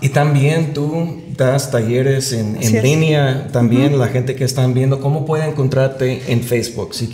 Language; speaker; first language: Spanish; non-native, fluent; English